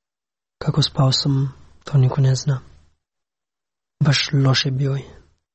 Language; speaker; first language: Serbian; non-native, learner; Pashto